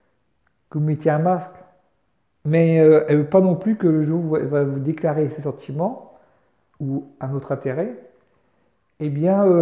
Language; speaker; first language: French; native; French